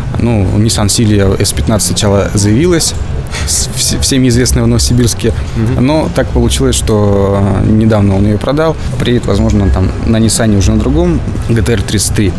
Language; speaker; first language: Russian; native; Russian